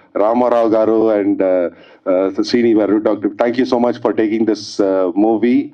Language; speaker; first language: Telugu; non-native, learner; Tamil